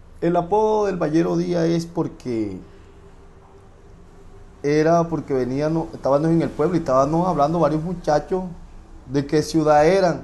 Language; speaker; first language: Spanish; native; Spanish